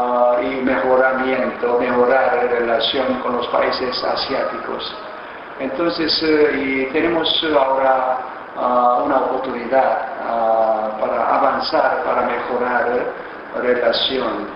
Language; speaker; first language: Spanish; non-native, fluent; Korean